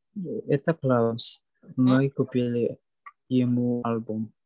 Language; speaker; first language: Russian; non-native, learner; Indonesian